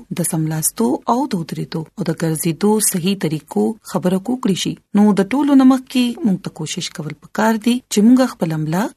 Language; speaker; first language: Pashto; non-native, local second language; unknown